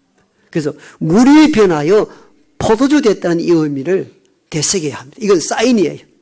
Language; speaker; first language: Korean; native; Korean